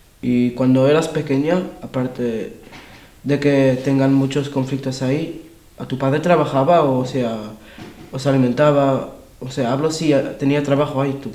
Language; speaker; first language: Spanish; non-native, local second language; Catalan